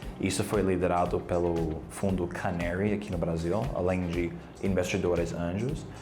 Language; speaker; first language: Portuguese; non-native, fluent; English